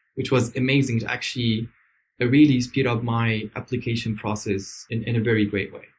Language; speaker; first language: English; non-native, fluent; Arabic